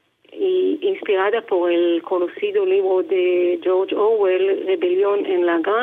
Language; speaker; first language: Spanish; non-native, learner; Hebrew